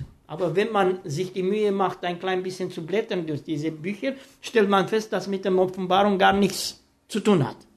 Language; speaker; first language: German; non-native, fluent; Romanian